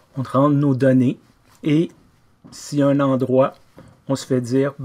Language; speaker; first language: French; native; French